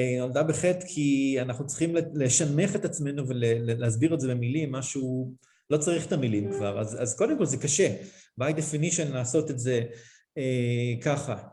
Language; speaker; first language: Hebrew; native; Hebrew